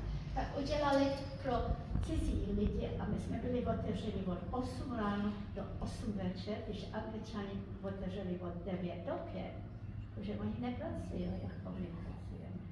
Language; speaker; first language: Czech; early bilingual, heritage; Czech